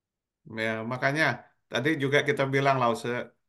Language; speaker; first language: Indonesian; native; Indonesian